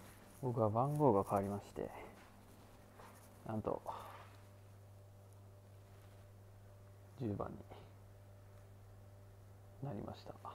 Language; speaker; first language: Japanese; native; Japanese